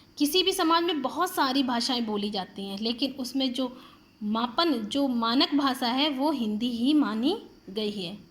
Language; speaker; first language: Hindi; native; Hindi